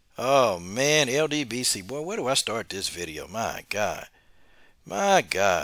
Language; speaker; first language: English; native; English